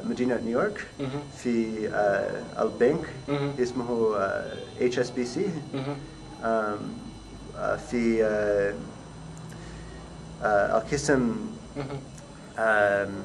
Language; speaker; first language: Arabic; non-native, learner; English